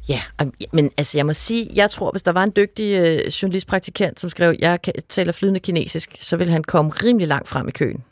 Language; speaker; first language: Danish; native; Danish